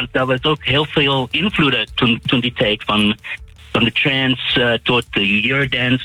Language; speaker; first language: Dutch; non-native, fluent; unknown